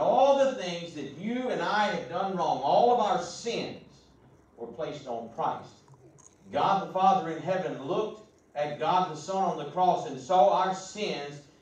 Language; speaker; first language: English; native; English